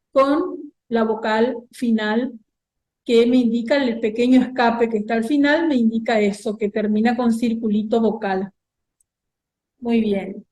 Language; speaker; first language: Spanish; native; Spanish